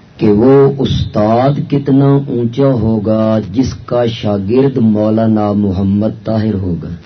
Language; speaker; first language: Urdu; non-native, local second language; Pashto